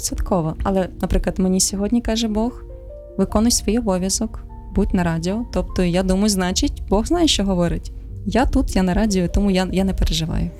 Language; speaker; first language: Ukrainian; native; Ukrainian